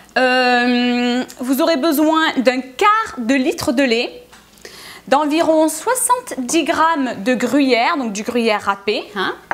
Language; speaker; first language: French; native; French